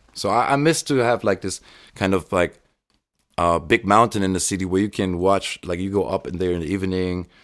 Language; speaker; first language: English; non-native, fluent; German